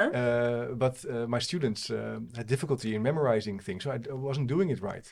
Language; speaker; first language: English; non-native, fluent; Dutch